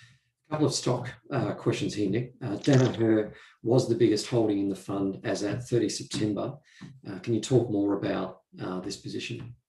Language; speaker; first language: English; native; English